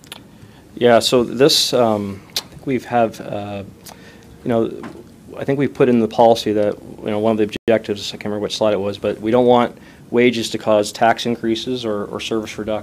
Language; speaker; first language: English; native; English